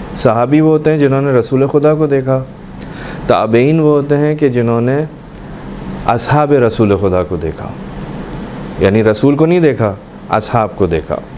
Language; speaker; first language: Urdu; native; Urdu